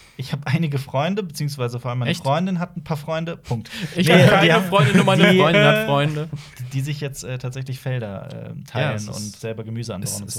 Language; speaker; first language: German; native; German